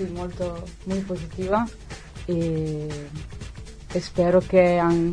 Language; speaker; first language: Spanish; non-native, learner; Italian